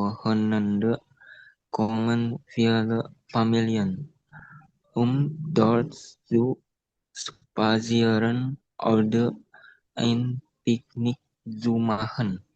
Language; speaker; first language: German; non-native, learner; Indonesian